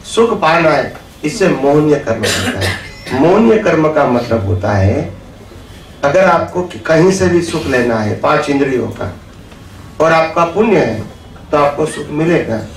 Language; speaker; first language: Hindi; non-native, local second language; Gujarati